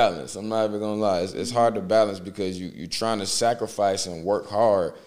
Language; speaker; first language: English; native; English